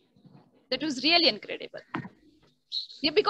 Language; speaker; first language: English; non-native, learner; Hindi